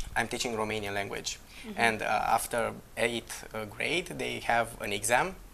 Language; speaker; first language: English; non-native, fluent; Romanian